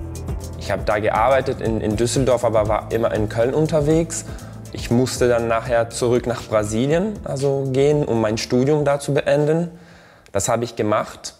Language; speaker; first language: German; non-native, fluent; Portuguese